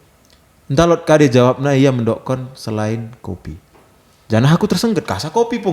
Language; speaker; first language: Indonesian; native; Indonesian